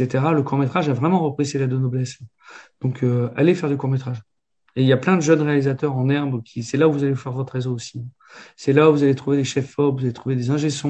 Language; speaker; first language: French; native; French